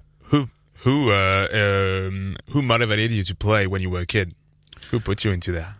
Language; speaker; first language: English; non-native, fluent; French